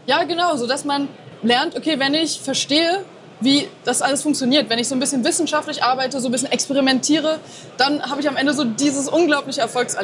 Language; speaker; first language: German; native; German